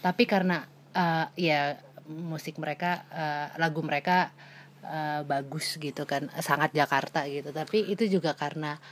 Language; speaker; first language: Indonesian; native; Indonesian